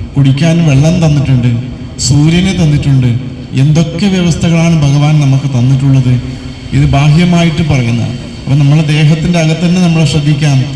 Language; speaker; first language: Malayalam; non-native, local second language; Kannada